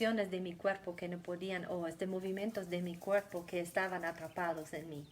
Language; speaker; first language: Spanish; non-native, fluent; German